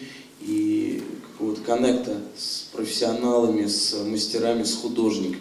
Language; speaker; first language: Russian; native; Russian